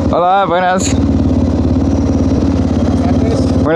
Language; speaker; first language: Spanish; non-native, learner; German